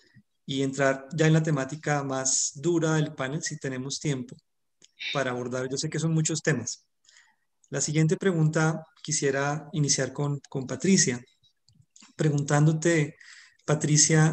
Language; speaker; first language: Spanish; native; Spanish